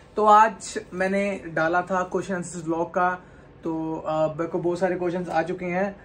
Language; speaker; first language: Hindi; native; Hindi